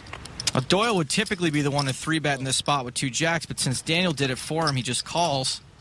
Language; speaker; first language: English; native; English